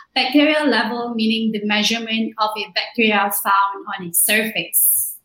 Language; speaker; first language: English; non-native, local second language; Malay